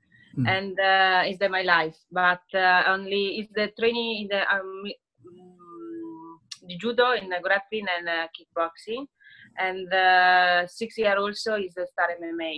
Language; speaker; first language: English; non-native, learner; Italian